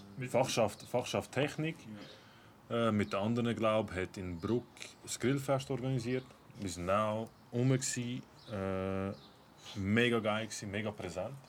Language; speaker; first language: German; early bilingual, other home language; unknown